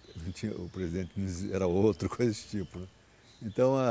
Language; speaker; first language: Portuguese; native; Portuguese